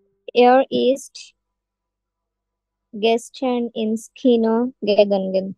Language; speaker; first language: German; non-native, learner; Bangla